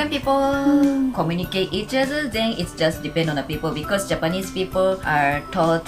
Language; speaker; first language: English; non-native, fluent; Japanese